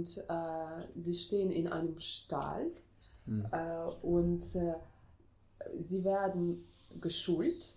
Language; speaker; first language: German; non-native, fluent; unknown